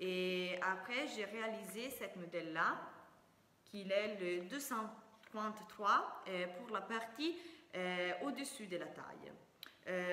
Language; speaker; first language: French; non-native, fluent; Italian